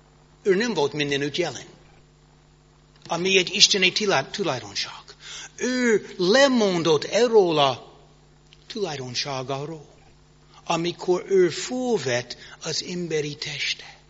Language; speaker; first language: Hungarian; non-native, fluent; English